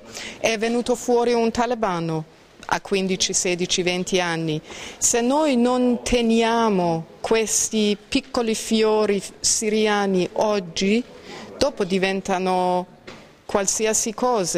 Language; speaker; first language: Italian; non-native, fluent; Persian